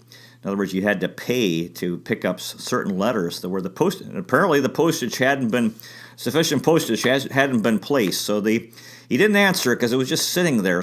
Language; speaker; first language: English; native; English